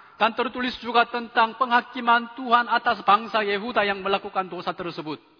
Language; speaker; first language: Indonesian; non-native, fluent; Chinese